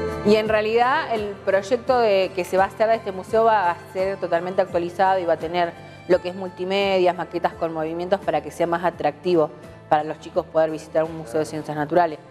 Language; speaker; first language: Spanish; native; Spanish